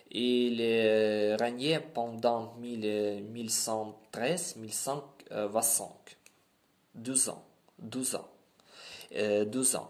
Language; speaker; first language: French; non-native, learner; Ukrainian